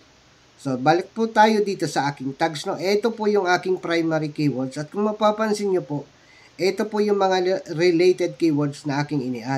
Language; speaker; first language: Filipino; native; Filipino